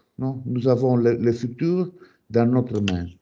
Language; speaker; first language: French; non-native, fluent; Italian